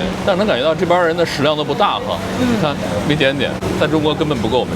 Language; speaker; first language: Chinese; native; Chinese